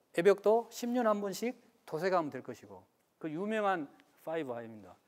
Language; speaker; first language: Korean; native; Korean